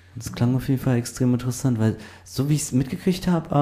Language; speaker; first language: German; native; German